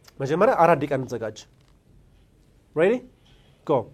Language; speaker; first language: English; non-native, fluent; Amharic